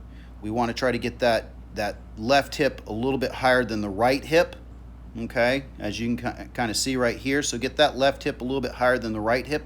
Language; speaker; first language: English; native; English